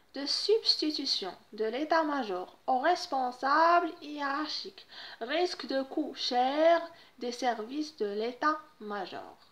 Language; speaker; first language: French; non-native, local second language; Arabic